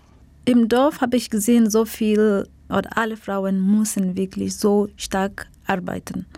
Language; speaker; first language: German; non-native, fluent; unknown